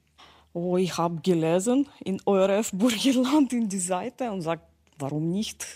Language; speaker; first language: German; non-native, learner; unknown